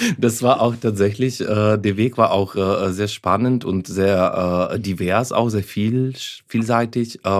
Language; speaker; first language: German; non-native, fluent; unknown